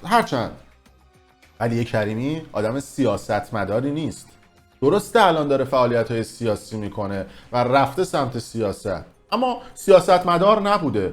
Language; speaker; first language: Persian; native; Persian